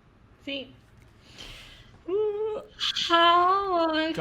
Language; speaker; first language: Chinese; non-native, learner; English